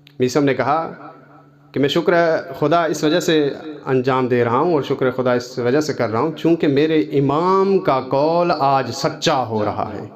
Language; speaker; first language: Urdu; non-native, local second language; Sindhi